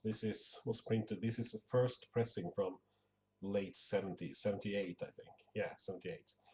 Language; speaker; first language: English; non-native, fluent; Swedish